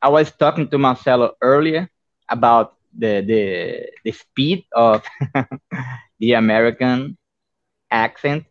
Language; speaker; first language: English; non-native, fluent; Portuguese